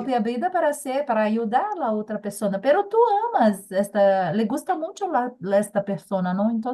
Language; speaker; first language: Spanish; non-native, learner; Portuguese